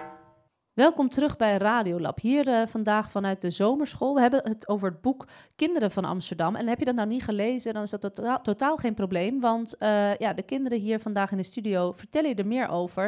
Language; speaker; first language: Dutch; native; Dutch